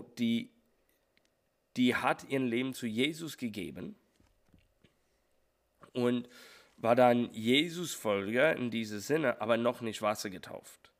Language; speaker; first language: German; non-native, learner; English